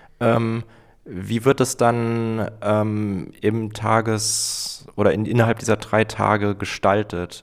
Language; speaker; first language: German; native; German